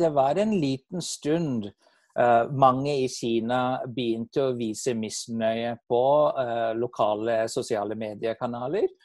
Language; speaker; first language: Norwegian; non-native, fluent; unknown